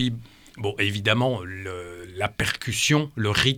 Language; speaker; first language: French; native; French